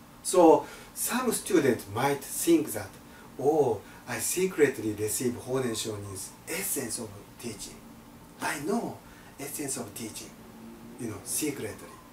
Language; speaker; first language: English; non-native, fluent; Japanese